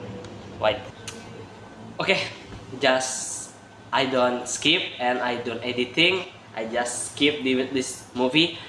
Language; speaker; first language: English; non-native, learner; Indonesian